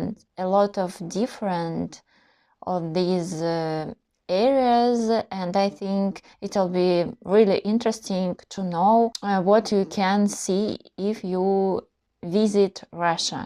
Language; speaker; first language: English; non-native, learner; Russian